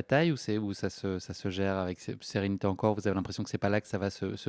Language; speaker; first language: French; native; French